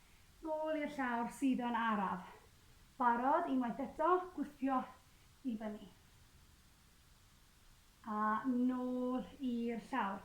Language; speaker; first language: Welsh; native; Welsh